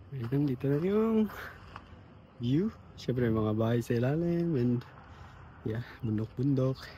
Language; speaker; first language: Filipino; non-native, local second language; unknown